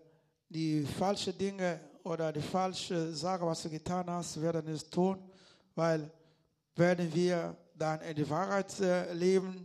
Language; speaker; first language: German; non-native, learner; Lingala